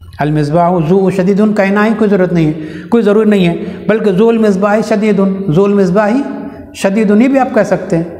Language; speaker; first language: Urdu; native; Urdu